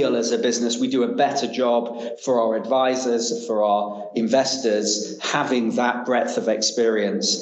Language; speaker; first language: English; native; English